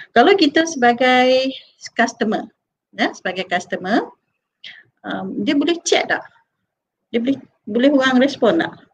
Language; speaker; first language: Malay; native; Malay